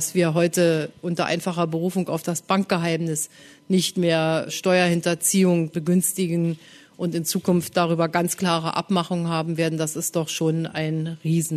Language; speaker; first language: German; native; German